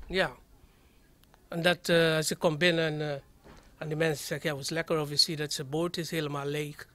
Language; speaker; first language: Dutch; non-native, fluent; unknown